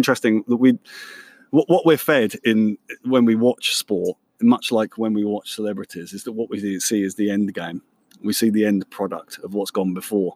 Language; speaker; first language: English; native; English